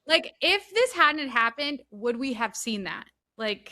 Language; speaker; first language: English; native; English